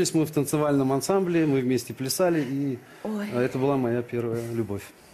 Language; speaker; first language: Russian; native; Russian